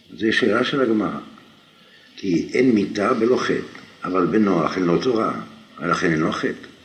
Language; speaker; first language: Hebrew; non-native, fluent; French